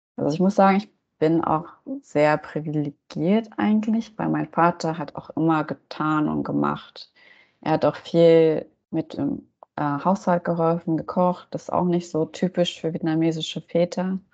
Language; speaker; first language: German; native; German